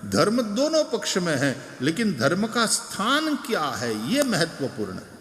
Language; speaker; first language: Hindi; non-native, local second language; Gujarati